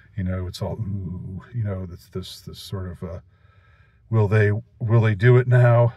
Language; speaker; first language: English; native; English